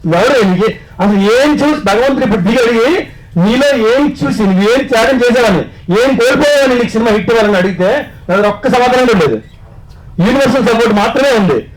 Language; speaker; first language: Telugu; native; Telugu